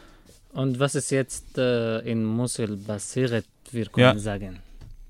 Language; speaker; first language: German; non-native, learner; Arabic